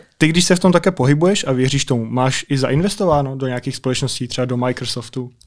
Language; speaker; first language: Czech; native; Czech